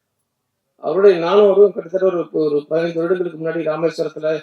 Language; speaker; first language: Tamil; native; Tamil